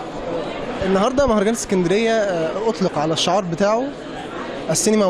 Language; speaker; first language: Arabic; native; Arabic